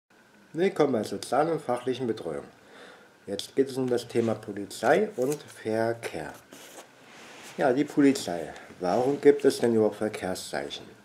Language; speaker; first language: German; native; German